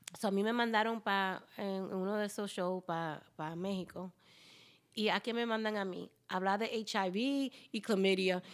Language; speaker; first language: Spanish; early bilingual, heritage; Spanish